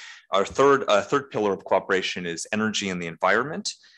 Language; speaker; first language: English; native; English